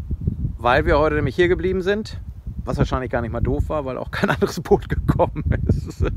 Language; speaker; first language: German; native; German